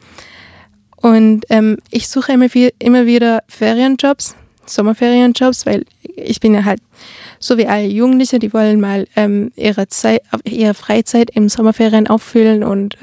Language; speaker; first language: German; early bilingual, other home language; Arabic